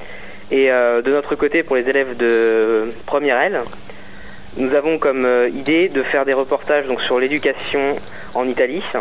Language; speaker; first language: French; native; French